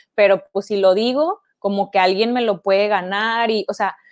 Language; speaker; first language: Spanish; native; Spanish